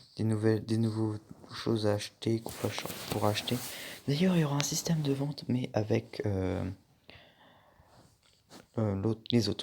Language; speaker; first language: French; native; French